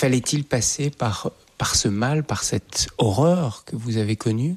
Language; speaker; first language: French; native; French